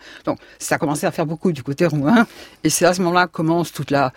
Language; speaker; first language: French; native; French